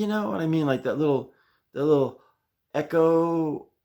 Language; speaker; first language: English; native; English